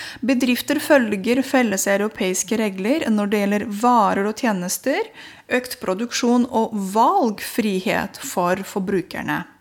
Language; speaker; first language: Norwegian; non-native, fluent; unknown